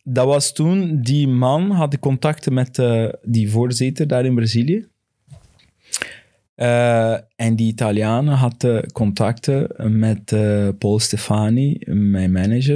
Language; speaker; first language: Dutch; non-native, fluent; Portuguese